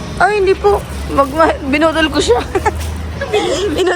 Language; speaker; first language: Filipino; native; Filipino